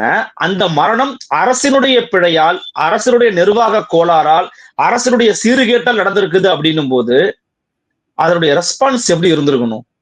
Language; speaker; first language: Tamil; native; Tamil